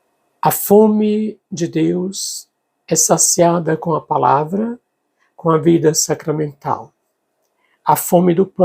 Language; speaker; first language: Portuguese; native; Portuguese